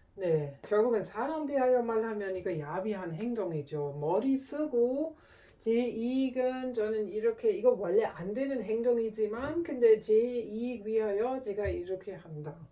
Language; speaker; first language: Korean; non-native, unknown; German